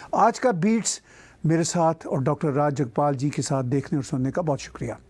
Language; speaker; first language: Urdu; non-native, local second language; Punjabi